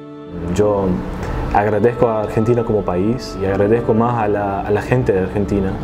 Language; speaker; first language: Spanish; non-native, fluent; Arabic